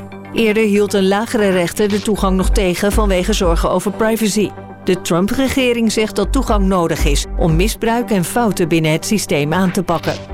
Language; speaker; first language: Dutch; native; Dutch